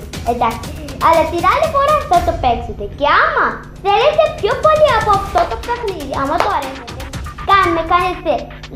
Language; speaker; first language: Greek; non-native, learner; Arabic